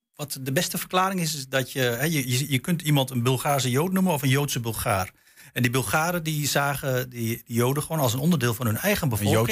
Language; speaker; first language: Dutch; native; Dutch